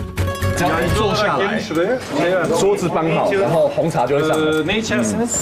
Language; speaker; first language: Chinese; native; Chinese